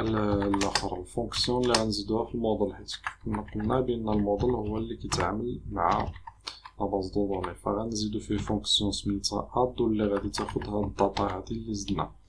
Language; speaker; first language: Arabic; native; Arabic